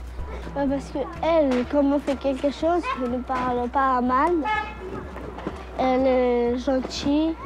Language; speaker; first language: French; early bilingual, other home language; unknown